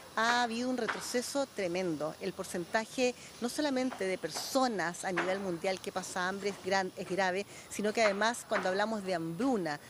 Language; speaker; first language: Spanish; native; Spanish